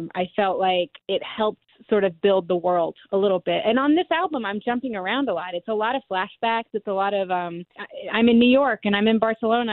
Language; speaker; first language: English; native; English